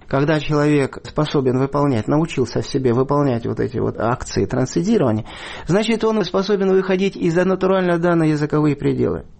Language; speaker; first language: Russian; native; Russian